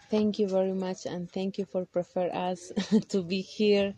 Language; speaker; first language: English; non-native, learner; Kaqchikel